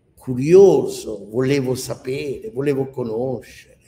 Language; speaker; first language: Italian; early bilingual, heritage; Arabic